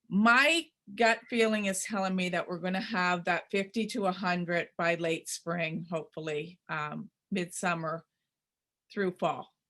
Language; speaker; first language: English; native; English